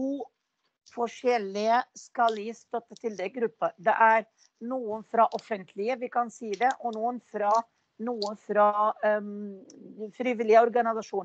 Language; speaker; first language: Norwegian; non-native, fluent; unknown